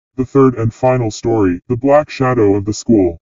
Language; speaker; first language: English; native; English